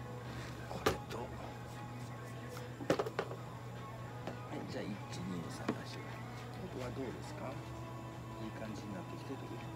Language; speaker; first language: Japanese; native; Japanese